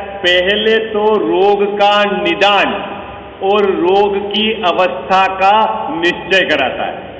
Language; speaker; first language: Hindi; native; Hindi